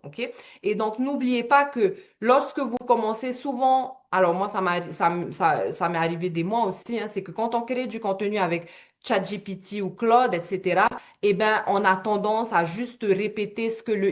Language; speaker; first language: French; native; French